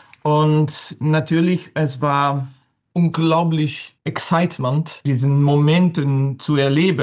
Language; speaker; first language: German; non-native, fluent; French